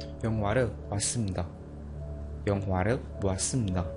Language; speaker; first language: Korean; non-native, fluent; Indonesian